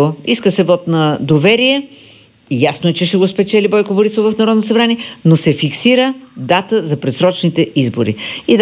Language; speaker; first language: Bulgarian; native; Bulgarian